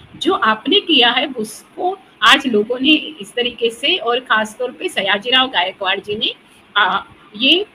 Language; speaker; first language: Hindi; non-native, local second language; Marathi